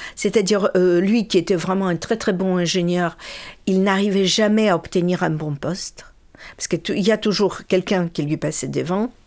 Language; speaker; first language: French; non-native, fluent; Russian